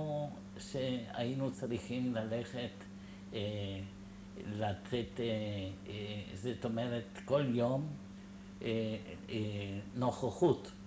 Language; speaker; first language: Hebrew; non-native, fluent; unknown